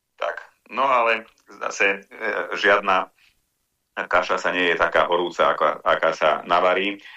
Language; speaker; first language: Slovak; non-native, local second language; Hungarian